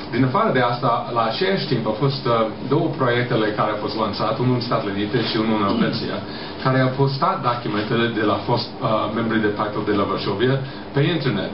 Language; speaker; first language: Romanian; non-native, fluent; English